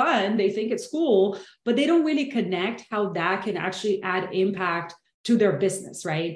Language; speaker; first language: English; non-native, fluent; Portuguese